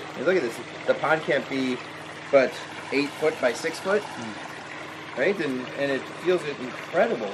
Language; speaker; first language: English; native; English